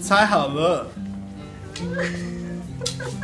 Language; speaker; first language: Chinese; non-native, learner; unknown